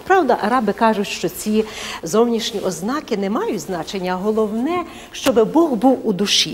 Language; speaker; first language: Ukrainian; native; Ukrainian